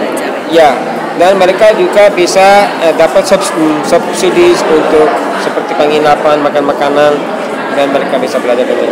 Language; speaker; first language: Indonesian; non-native, fluent; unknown